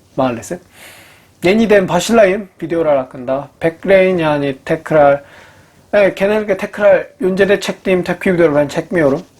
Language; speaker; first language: Turkish; non-native, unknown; Korean